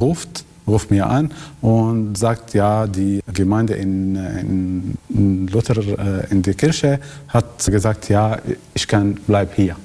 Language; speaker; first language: German; non-native, learner; Arabic